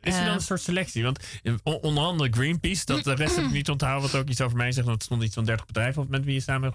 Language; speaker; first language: Dutch; native; Dutch